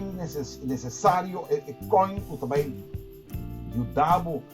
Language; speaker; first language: Portuguese; non-native, learner; Papiamento